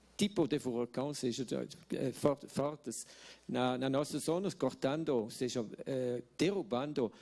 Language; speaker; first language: Portuguese; non-native, fluent; Swiss German